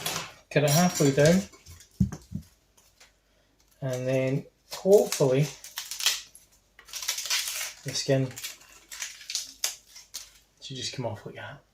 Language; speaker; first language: English; native; English